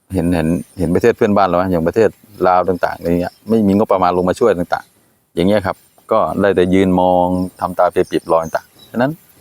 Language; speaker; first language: Thai; native; Thai